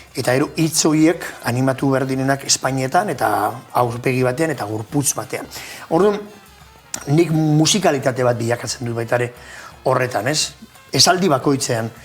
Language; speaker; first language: Basque; non-native, local second language; Spanish